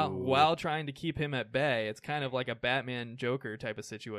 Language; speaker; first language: English; native; English